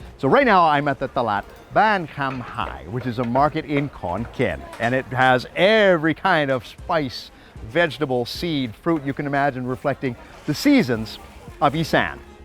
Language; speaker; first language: English; native; English